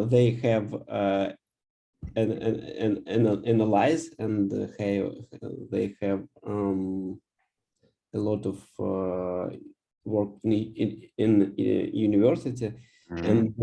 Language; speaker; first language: English; non-native, learner; Russian